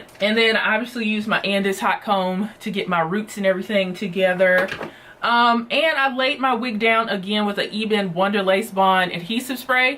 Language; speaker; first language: English; native; English